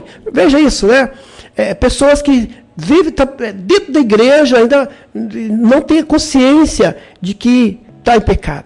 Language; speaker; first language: Portuguese; native; Portuguese